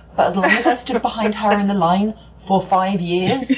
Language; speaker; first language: English; native; English